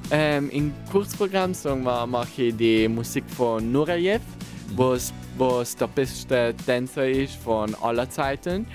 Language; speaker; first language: German; non-native, local second language; Italian